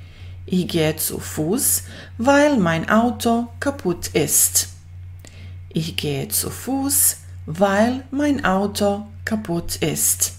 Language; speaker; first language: German; non-native, fluent; Bosnian